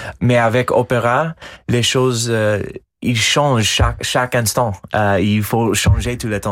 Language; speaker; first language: French; non-native, fluent; English